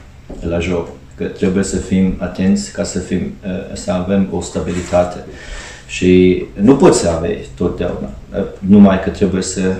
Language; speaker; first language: Romanian; non-native, fluent; Hungarian